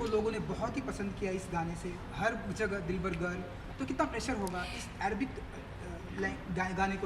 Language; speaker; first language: Hindi; native; Hindi